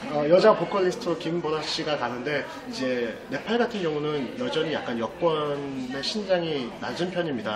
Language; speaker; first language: Korean; native; Korean